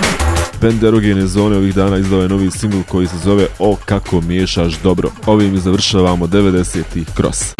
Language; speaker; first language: Croatian; native; Croatian